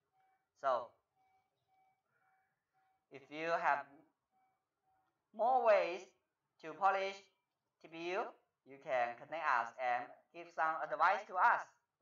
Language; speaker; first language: English; non-native, fluent; Chinese